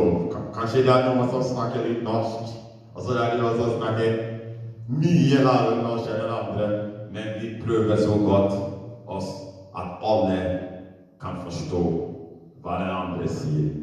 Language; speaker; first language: Norwegian; non-native, fluent; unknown